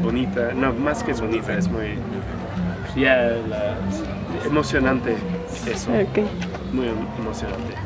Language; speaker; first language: Spanish; non-native, fluent; English